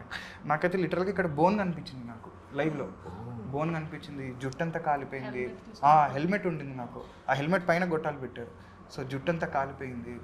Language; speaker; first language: Telugu; native; Telugu